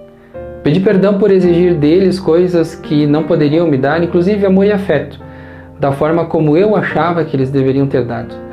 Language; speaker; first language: Portuguese; native; Portuguese